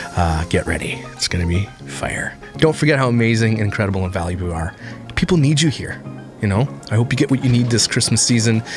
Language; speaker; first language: English; native; English